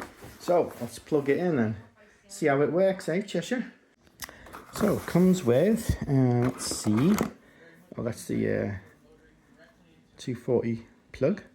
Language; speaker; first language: English; native; English